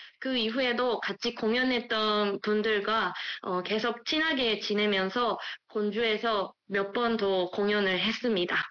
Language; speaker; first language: Korean; non-native, fluent; Japanese